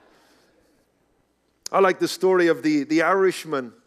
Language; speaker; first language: English; native; English